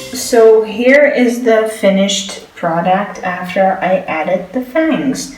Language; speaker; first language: English; non-native, fluent; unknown